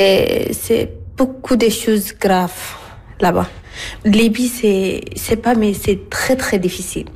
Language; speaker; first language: French; non-native, learner; Arabic